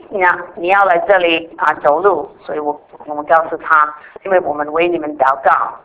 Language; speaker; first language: Chinese; non-native, fluent; English